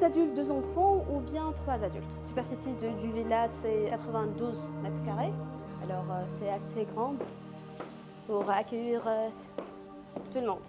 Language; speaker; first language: French; non-native, learner; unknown